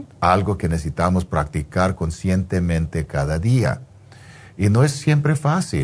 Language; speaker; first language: Spanish; non-native, fluent; English